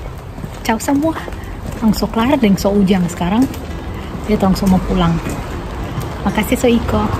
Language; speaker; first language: Indonesian; non-native, local second language; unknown